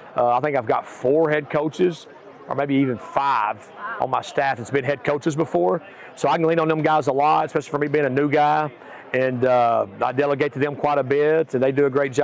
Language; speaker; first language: English; native; English